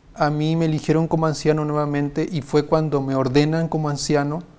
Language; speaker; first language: Spanish; native; Spanish